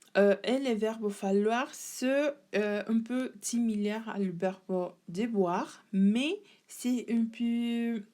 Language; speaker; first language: French; non-native, learner; Spanish